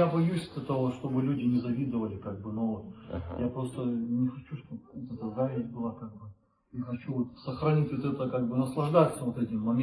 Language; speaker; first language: Russian; native; Russian